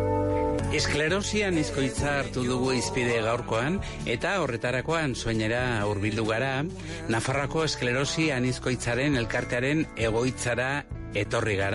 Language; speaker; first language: Basque; native; Basque